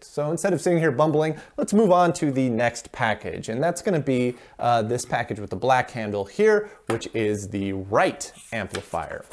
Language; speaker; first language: English; native; English